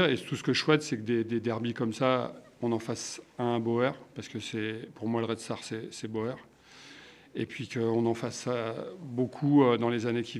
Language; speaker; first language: French; native; French